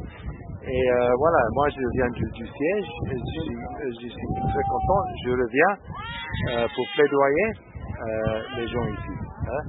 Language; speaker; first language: French; non-native, fluent; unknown